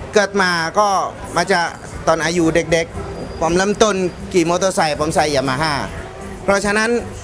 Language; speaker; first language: Thai; non-native, fluent; Indonesian